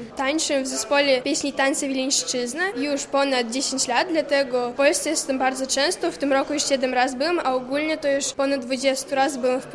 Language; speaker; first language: Polish; early bilingual, heritage; Polish